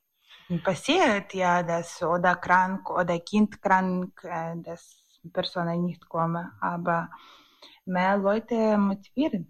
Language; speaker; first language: German; non-native, learner; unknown